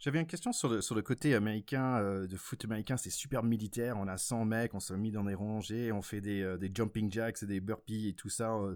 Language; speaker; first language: French; non-native, fluent; English